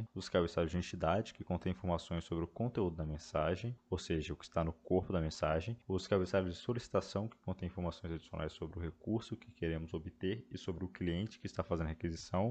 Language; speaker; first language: Portuguese; native; Portuguese